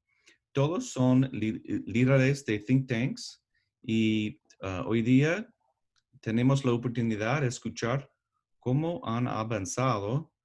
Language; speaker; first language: Spanish; non-native, learner; English